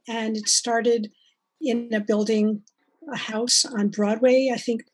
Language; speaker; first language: English; native; English